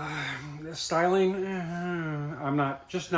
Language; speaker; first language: English; native; English